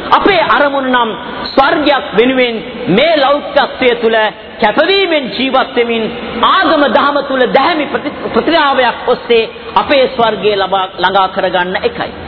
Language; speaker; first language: Sinhala; non-native, local second language; Tamil